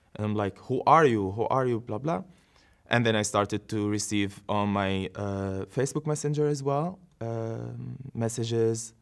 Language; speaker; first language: English; non-native, fluent; Arabic